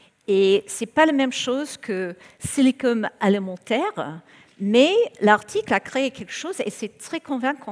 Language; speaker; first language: French; non-native, fluent; English